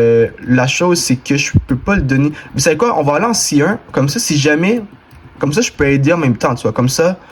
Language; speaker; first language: French; native; French